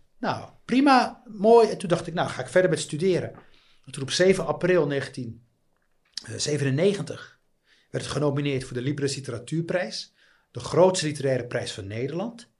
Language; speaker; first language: Dutch; early bilingual, other home language; Riffian